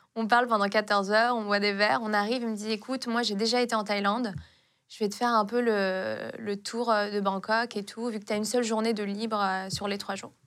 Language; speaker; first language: French; non-native, local second language; Arabic